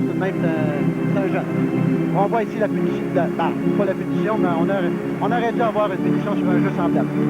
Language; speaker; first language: French; native; French